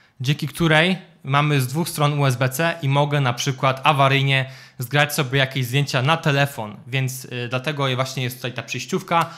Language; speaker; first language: Polish; native; Polish